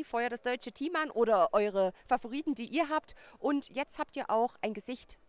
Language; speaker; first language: German; native; German